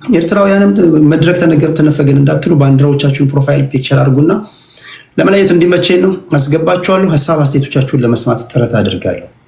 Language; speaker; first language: Amharic; native; Amharic